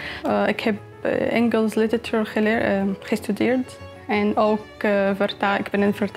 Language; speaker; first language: Dutch; non-native, learner; Arabic